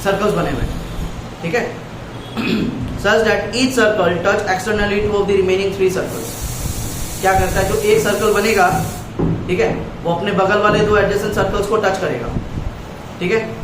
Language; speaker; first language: Hindi; native; Hindi